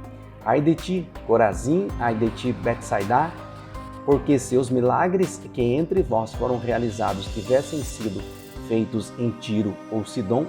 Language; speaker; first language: Portuguese; native; Portuguese